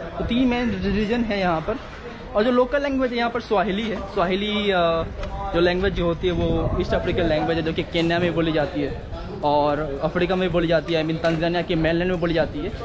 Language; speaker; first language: Hindi; native; Hindi